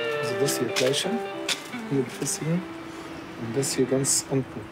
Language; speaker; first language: German; non-native, fluent; Arabic